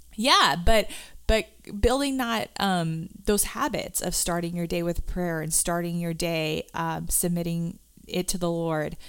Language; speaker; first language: English; native; English